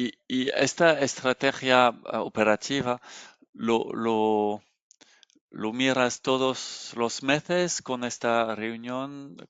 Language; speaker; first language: Spanish; non-native, learner; French